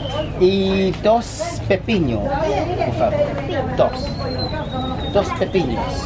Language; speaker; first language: Spanish; non-native, learner; English